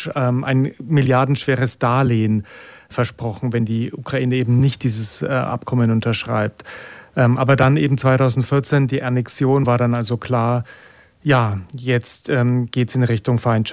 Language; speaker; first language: German; native; German